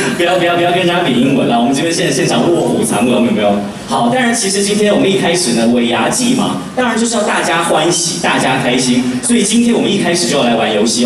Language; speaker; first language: Chinese; native; Chinese